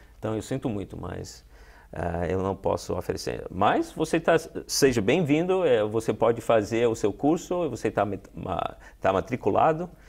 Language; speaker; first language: Portuguese; non-native, fluent; English